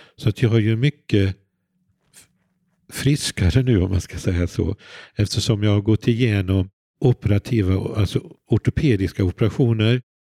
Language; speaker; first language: Swedish; native; Swedish